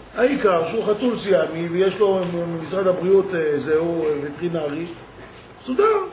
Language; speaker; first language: Hebrew; native; Hebrew